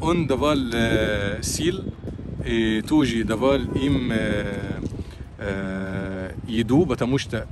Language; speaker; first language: Russian; non-native, local second language; Arabic